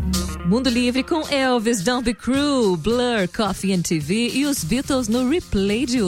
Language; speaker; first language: Portuguese; native; Portuguese